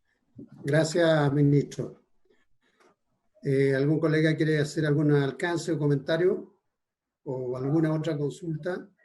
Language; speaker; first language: Spanish; native; Spanish